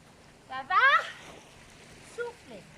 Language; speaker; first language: French; native; French